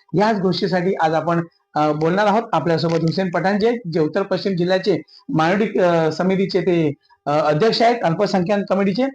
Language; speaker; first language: Marathi; native; Marathi